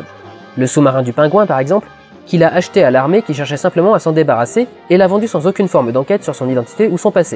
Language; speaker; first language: French; native; French